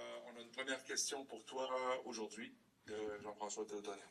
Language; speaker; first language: French; native; French